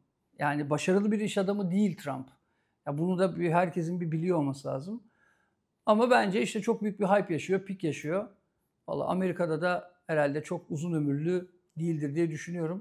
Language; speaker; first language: Turkish; native; Turkish